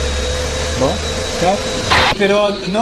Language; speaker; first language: Spanish; non-native, learner; French